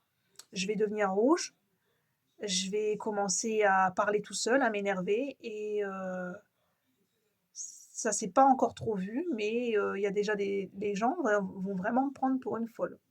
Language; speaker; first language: French; native; French